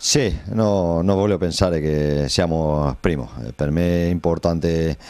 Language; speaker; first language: Italian; non-native, learner; Spanish